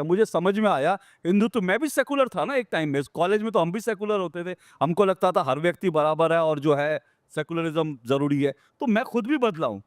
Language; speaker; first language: Hindi; native; Hindi